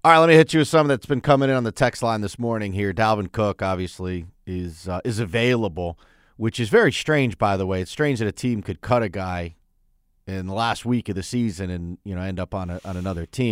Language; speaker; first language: English; native; English